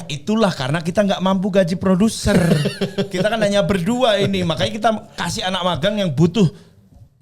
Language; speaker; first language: Indonesian; native; Indonesian